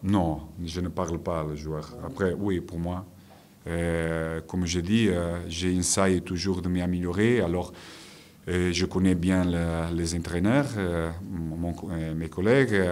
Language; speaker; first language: French; non-native, fluent; Portuguese